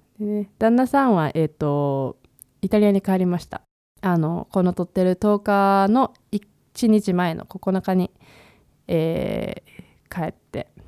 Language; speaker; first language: Japanese; native; Japanese